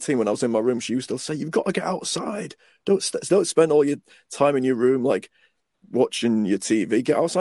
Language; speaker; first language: English; native; English